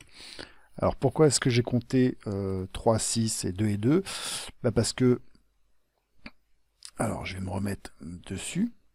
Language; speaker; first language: French; native; French